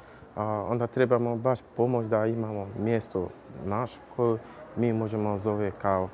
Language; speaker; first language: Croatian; non-native, learner; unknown